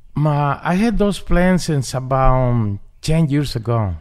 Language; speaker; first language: English; non-native, learner; Spanish